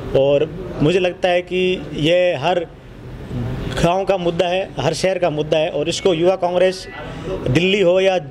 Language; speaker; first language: Hindi; native; Hindi